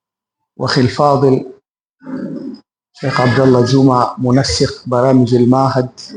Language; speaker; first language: Arabic; non-native, fluent; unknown